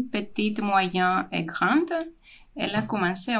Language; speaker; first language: French; non-native, fluent; Greek